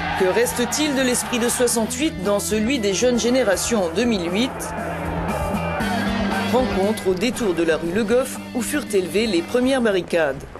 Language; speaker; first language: French; native; French